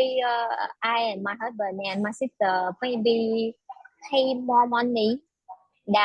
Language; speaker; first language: English; non-native, learner; Vietnamese